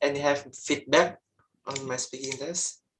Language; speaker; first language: English; non-native, learner; Indonesian